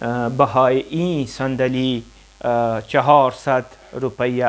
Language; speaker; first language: Persian; non-native, fluent; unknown